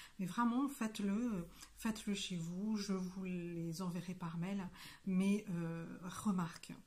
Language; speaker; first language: French; non-native, local second language; Malagasy